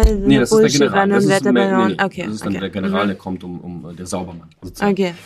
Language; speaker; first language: German; non-native, fluent; Russian